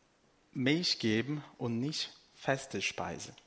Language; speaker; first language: German; non-native, fluent; Portuguese